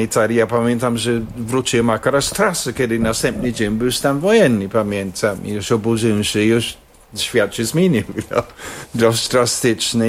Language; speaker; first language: Polish; non-native, fluent; English